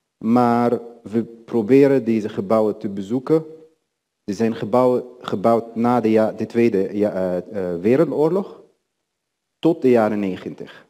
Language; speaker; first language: Dutch; non-native, fluent; Arabic